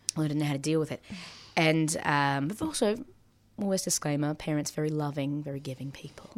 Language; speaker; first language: English; early bilingual, other home language; Maltese